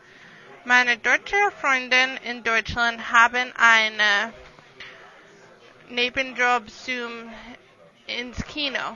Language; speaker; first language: German; non-native, learner; English